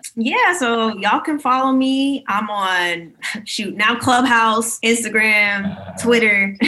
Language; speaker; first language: English; native; English